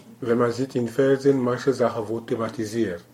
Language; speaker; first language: German; non-native, learner; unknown